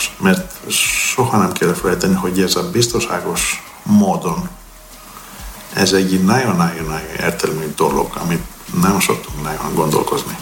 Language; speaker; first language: Hungarian; non-native, learner; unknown